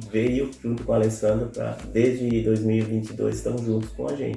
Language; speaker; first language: Portuguese; non-native, fluent; Spanish